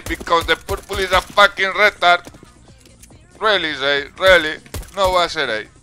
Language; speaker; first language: English; non-native, learner; Spanish